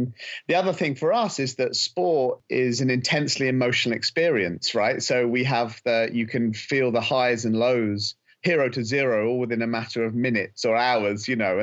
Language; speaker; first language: English; native; English